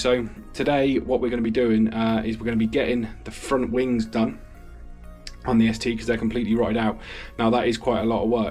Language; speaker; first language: English; native; English